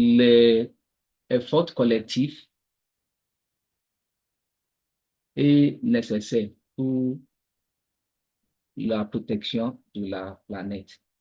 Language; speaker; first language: French; non-native, learner; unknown